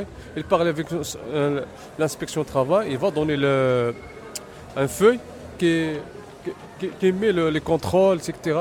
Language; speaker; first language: French; non-native, learner; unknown